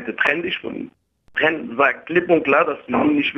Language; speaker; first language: German; early bilingual, other home language; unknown